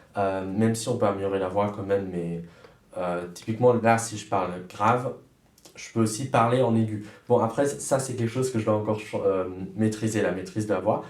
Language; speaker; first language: French; early bilingual, other home language; German